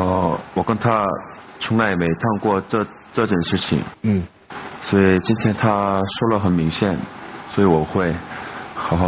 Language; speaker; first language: Chinese; non-native, fluent; Korean